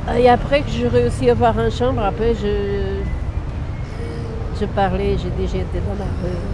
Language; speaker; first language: French; non-native, learner; Portuguese